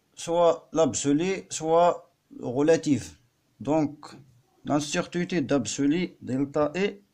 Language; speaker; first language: French; non-native, local second language; Arabic